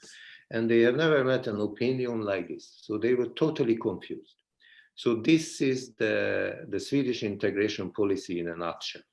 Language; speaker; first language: English; non-native, fluent; Swedish